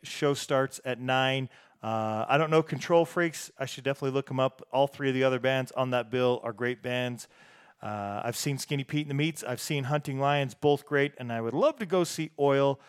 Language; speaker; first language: English; native; English